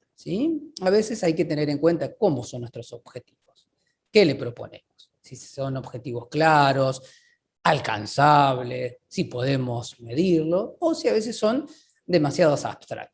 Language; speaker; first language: Spanish; native; Spanish